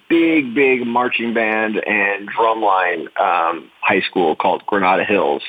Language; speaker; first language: English; native; English